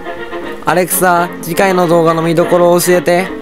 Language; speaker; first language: Japanese; native; Japanese